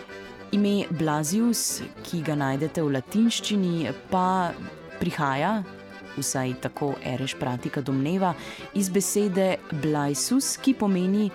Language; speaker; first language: Slovenian; native; Slovenian